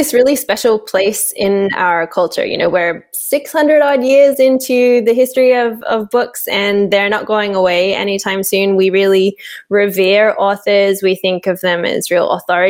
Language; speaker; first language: English; native; English